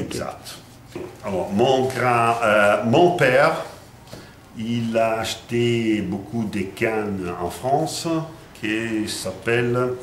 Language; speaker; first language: French; non-native, fluent; Italian